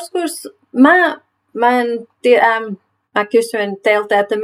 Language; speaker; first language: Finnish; non-native, learner; English